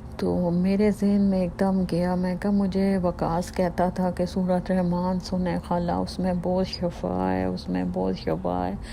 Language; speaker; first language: Urdu; native; Urdu